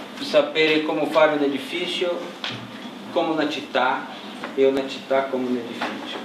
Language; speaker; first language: Italian; non-native, learner; Portuguese